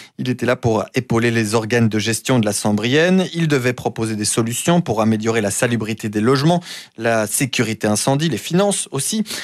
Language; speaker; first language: French; native; French